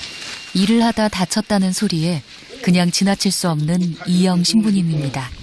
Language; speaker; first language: Korean; native; Korean